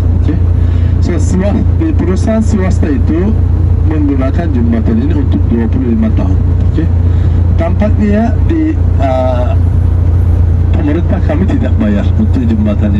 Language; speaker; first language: Indonesian; non-native, learner; Turkish